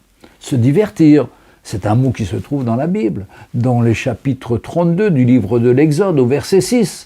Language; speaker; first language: French; native; French